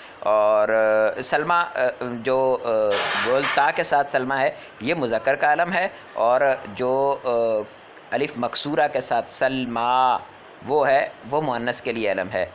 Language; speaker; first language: Urdu; native; Urdu